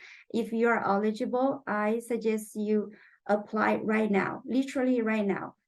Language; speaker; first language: English; non-native, fluent; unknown